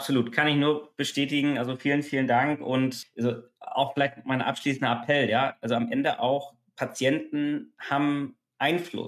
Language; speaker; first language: German; native; German